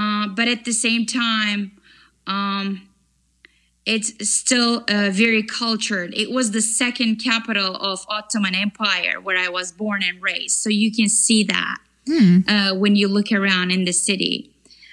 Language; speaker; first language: English; non-native, fluent; Turkish